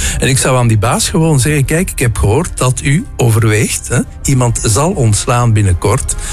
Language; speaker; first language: Dutch; native; Dutch